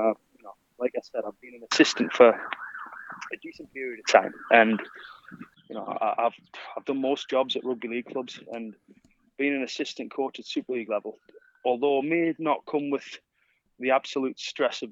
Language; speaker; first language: English; native; English